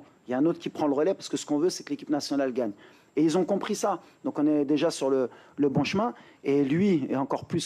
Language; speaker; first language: French; native; French